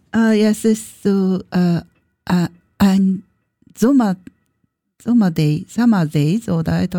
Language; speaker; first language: German; non-native, learner; Japanese